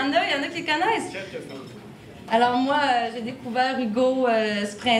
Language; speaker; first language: French; native; French